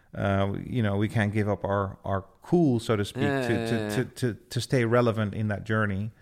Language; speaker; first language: English; non-native, fluent; Dutch